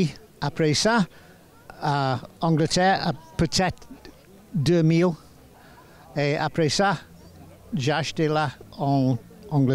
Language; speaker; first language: French; non-native, learner; English